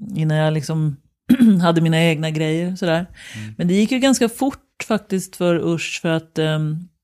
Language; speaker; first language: Swedish; native; Swedish